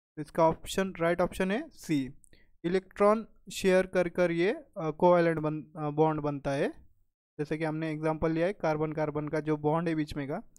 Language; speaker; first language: Hindi; non-native, local second language; Marathi